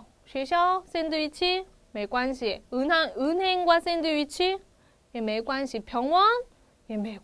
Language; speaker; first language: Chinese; non-native, fluent; Korean